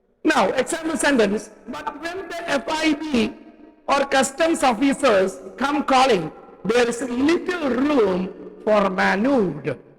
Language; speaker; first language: English; non-native, local second language; Malayalam